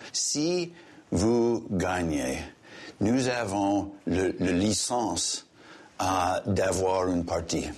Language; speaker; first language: French; non-native, local second language; English